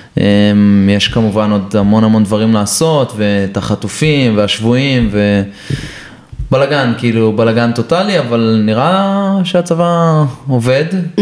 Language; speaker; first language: Hebrew; native; Hebrew